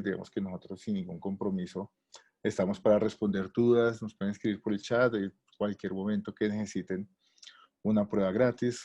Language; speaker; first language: Spanish; native; Spanish